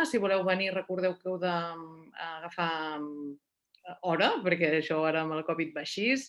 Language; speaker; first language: Catalan; native; Catalan